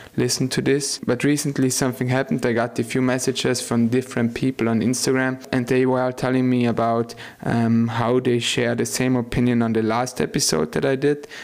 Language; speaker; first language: English; non-native, fluent; German